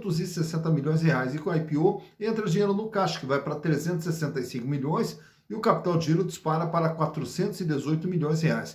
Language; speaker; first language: Portuguese; native; Portuguese